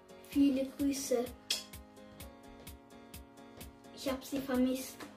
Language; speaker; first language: German; early bilingual, other home language; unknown